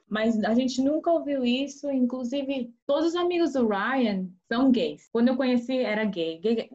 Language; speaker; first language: Portuguese; early bilingual, other home language; Korean